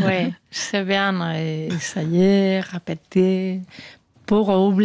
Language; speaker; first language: French; non-native, fluent; Spanish